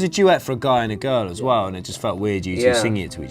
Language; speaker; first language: English; native; English